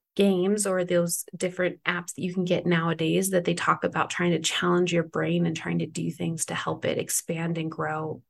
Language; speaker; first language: English; native; English